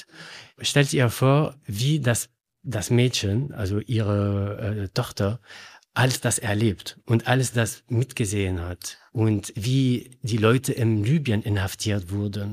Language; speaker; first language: German; non-native, learner; Arabic